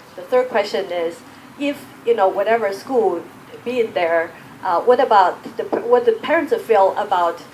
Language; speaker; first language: English; non-native, fluent; Chinese